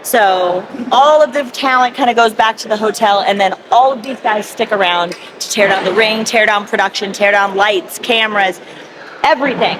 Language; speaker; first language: English; native; English